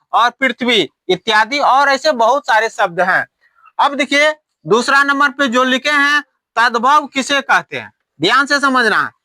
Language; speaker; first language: Hindi; native; Hindi